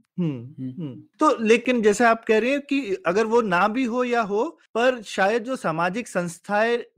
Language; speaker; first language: Hindi; native; Hindi